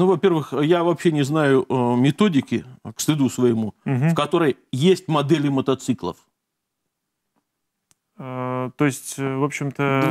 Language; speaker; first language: Russian; native; Russian